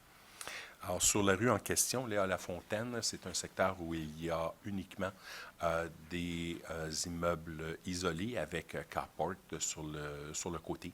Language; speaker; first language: French; native; French